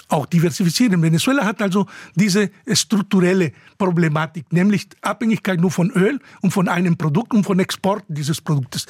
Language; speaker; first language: German; non-native, fluent; Spanish